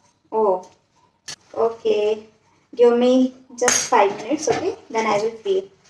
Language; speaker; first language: English; non-native, learner; Hindi